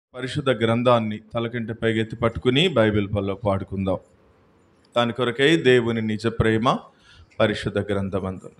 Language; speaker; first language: Telugu; native; Telugu